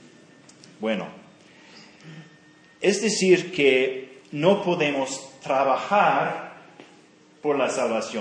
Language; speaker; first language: Spanish; non-native, fluent; English